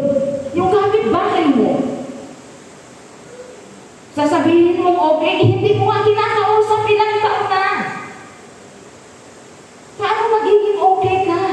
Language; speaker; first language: Filipino; native; Filipino